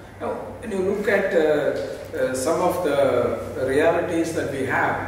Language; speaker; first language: English; non-native, local second language; Tamil